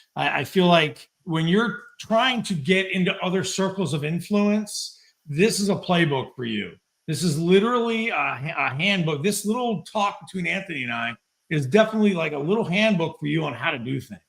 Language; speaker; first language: English; native; English